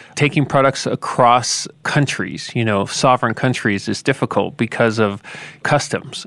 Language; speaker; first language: English; native; English